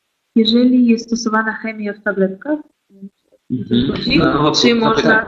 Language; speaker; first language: Polish; non-native, learner; Russian